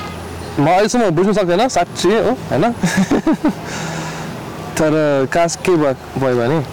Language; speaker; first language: Nepali; non-native, learner; English